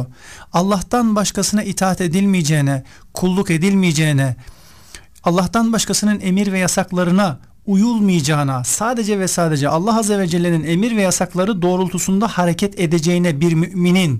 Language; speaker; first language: Turkish; native; Turkish